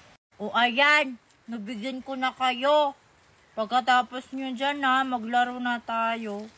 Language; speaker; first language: Filipino; native; Filipino